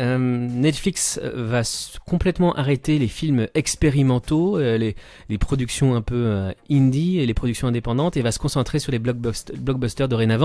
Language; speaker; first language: French; native; French